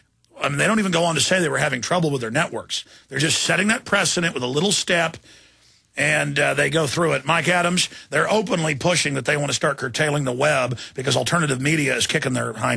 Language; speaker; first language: English; native; English